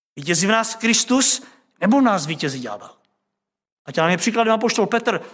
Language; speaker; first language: Czech; native; Czech